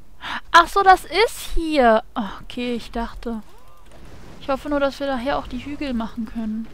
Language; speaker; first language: German; native; German